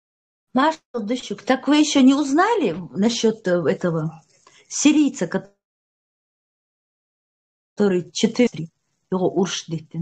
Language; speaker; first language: Russian; non-native, local second language; Chechen